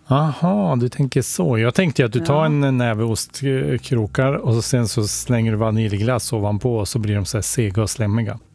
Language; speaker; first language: Swedish; native; Swedish